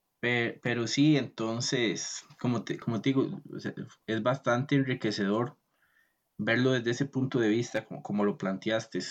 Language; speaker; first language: Spanish; native; Spanish